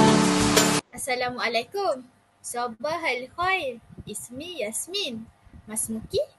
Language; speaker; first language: Arabic; non-native, learner; Malay